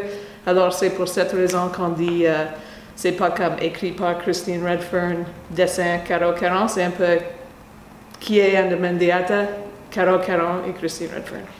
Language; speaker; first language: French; non-native, fluent; English